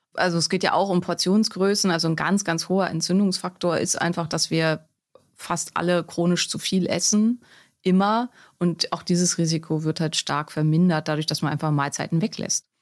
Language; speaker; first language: German; native; German